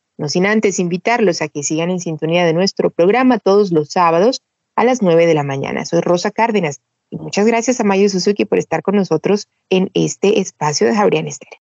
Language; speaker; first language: Spanish; native; Spanish